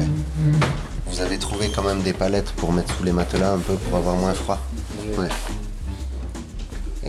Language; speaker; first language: French; native; French